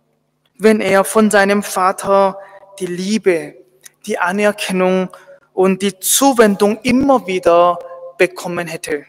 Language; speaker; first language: German; non-native, fluent; Korean